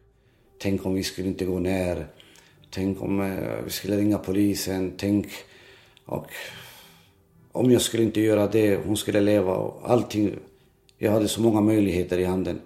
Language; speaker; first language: Swedish; early bilingual, other home language; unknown